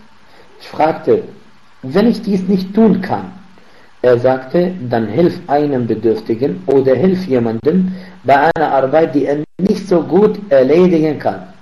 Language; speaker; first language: German; non-native, fluent; Arabic